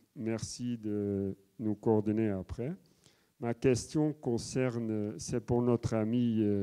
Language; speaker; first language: French; non-native, fluent; Dutch